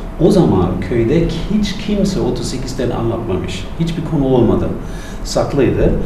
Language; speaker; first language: Turkish; non-native, fluent; German